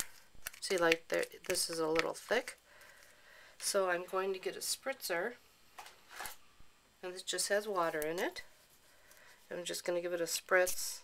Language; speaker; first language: English; native; English